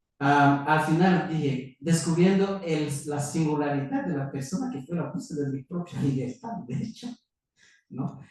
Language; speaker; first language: Spanish; non-native, fluent; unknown